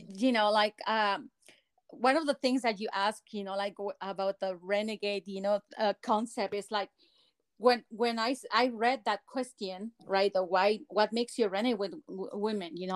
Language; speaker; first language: English; non-native, fluent; Spanish